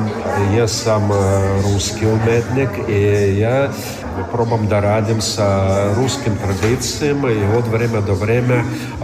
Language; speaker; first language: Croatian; non-native, fluent; Russian